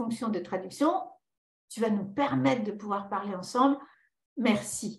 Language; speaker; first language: French; early bilingual, other home language; Spanish